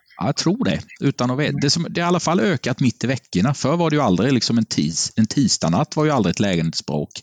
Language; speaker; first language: Swedish; native; Swedish